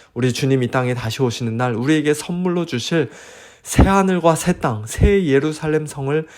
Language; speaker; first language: Korean; native; Korean